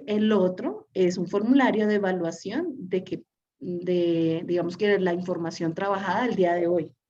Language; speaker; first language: Spanish; native; Spanish